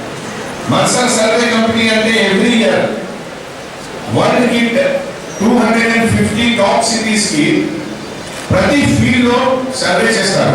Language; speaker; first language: Telugu; non-native, fluent; Hindi